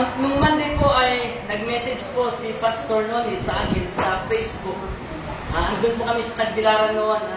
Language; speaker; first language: Filipino; non-native, local second language; Iloko